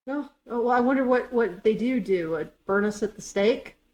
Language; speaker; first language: English; native; English